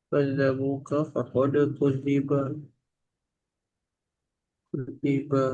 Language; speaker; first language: Arabic; non-native, learner; Indonesian